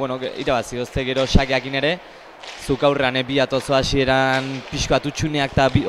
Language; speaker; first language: Basque; native; Basque